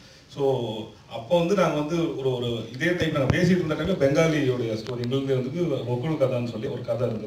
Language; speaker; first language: Tamil; native; Tamil